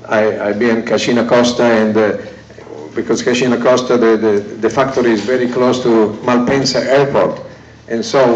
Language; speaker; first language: English; non-native, learner; Italian